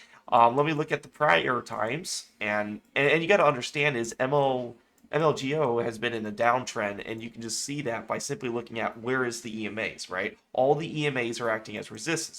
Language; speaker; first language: English; native; English